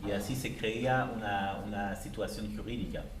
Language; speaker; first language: Spanish; native; Spanish